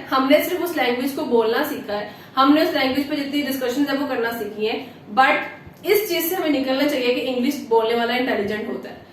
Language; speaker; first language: Urdu; native; Urdu